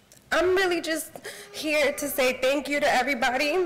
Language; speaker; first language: English; early bilingual, other home language; Spanish